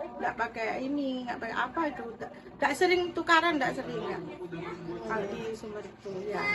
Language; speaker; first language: Indonesian; non-native, local second language; Madurese